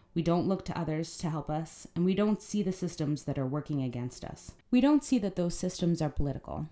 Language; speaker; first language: English; native; English